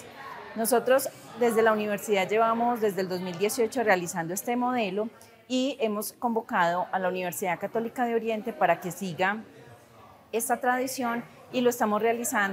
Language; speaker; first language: Spanish; native; Spanish